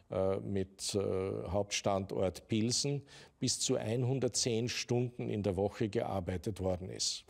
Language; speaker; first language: German; native; German